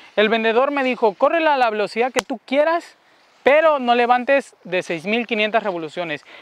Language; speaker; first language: Spanish; native; Spanish